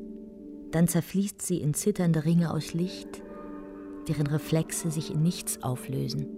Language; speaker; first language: German; native; German